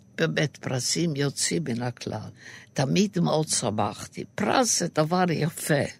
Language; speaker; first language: Hebrew; non-native, fluent; Yiddish